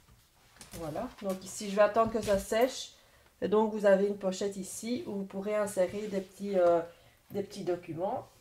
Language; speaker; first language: French; native; French